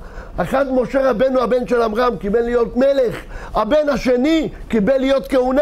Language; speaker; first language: Hebrew; native; Hebrew